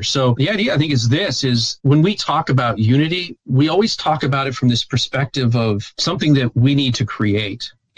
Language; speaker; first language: English; native; English